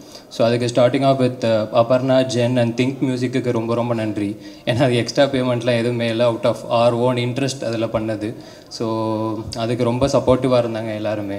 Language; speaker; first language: Tamil; native; Tamil